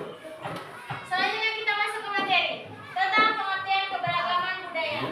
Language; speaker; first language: Indonesian; native; Indonesian